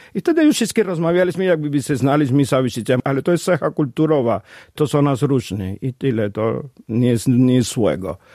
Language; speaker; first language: Polish; non-native, fluent; Spanish